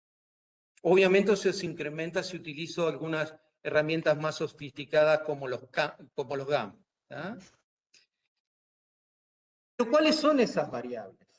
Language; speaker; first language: Spanish; native; Spanish